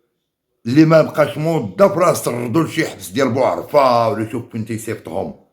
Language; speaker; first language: Arabic; native; Arabic